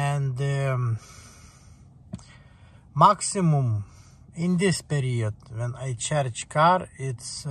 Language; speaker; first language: English; non-native, learner; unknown